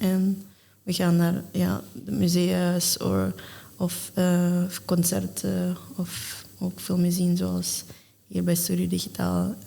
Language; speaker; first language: Dutch; non-native, learner; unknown